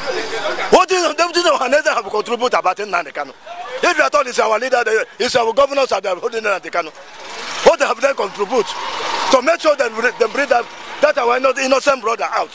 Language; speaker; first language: English; non-native, local second language; Igbo